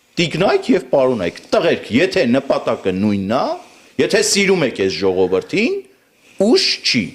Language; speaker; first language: Armenian; native; Armenian